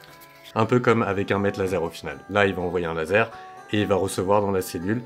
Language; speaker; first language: French; native; French